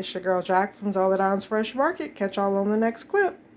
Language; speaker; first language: English; native; English